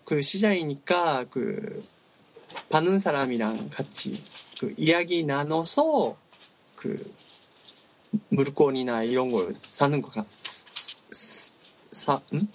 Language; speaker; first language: Korean; non-native, learner; Japanese